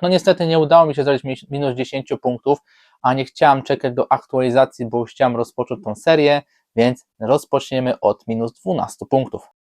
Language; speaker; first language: Polish; native; Polish